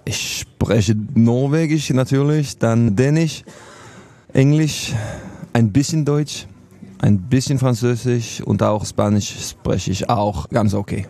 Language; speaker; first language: German; non-native, learner; Norwegian